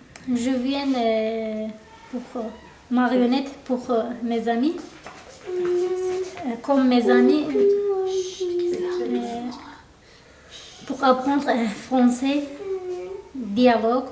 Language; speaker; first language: French; non-native, learner; Turkish